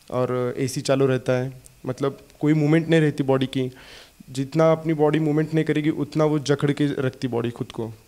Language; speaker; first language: Hindi; non-native, local second language; Marathi